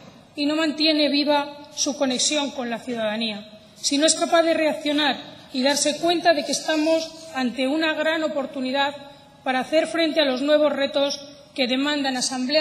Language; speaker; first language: Spanish; native; Spanish